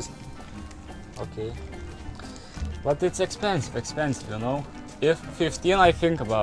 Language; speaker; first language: English; non-native, learner; Lithuanian